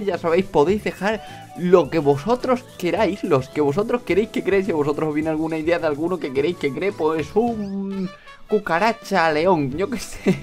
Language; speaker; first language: Spanish; native; Spanish